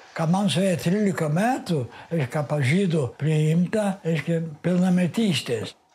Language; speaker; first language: Lithuanian; non-native, local second language; Yiddish